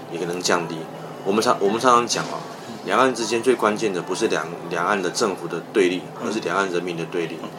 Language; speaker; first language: Chinese; native; Chinese